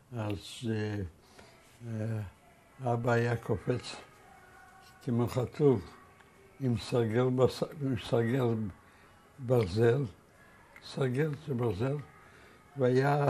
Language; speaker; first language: Hebrew; non-native, fluent; Yiddish